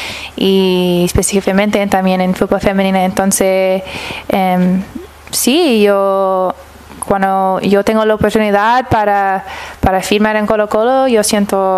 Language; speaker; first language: Spanish; early bilingual, heritage; English